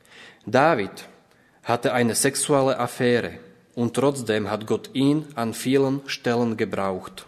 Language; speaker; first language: German; non-native, fluent; Slovak